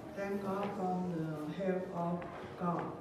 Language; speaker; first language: English; non-native, learner; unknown